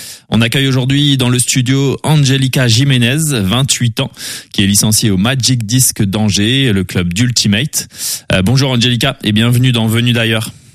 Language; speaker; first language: French; native; French